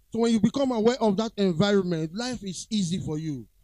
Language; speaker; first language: English; non-native, local second language; Yoruba